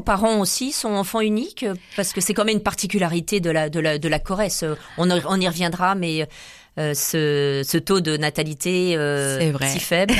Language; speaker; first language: French; native; French